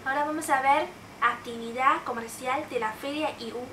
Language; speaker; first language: Spanish; non-native, fluent; Chinese